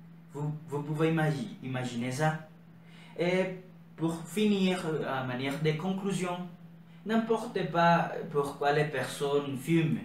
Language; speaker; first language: French; non-native, learner; Spanish